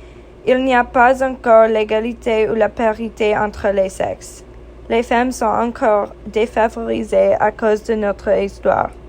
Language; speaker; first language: French; non-native, fluent; English